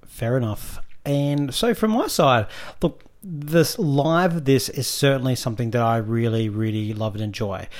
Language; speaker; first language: English; native; English